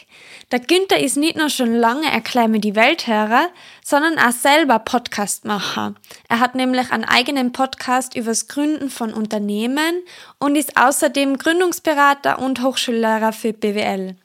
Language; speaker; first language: German; native; German